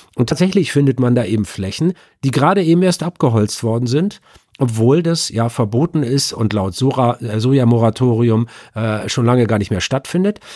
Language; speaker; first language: German; native; German